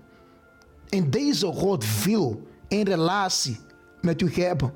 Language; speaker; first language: Dutch; non-native, fluent; Portuguese